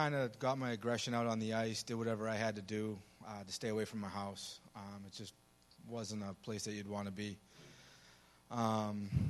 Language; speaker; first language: English; native; English